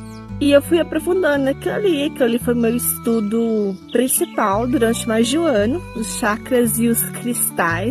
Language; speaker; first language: Portuguese; native; Portuguese